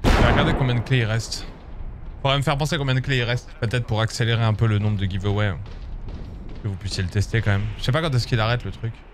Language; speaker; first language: French; native; French